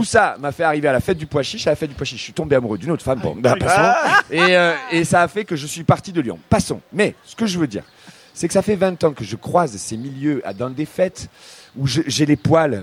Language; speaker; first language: French; native; French